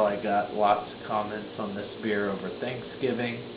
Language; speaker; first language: English; native; English